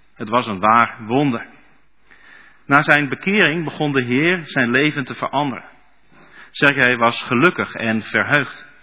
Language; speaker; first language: Dutch; non-native, learner; Russian